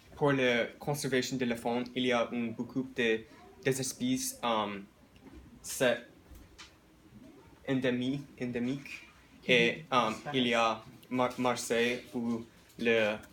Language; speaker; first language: French; non-native, learner; English